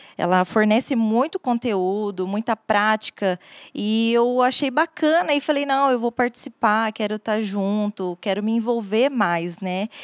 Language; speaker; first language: Portuguese; native; Portuguese